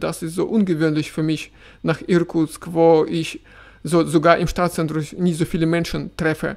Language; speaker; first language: German; non-native, fluent; Russian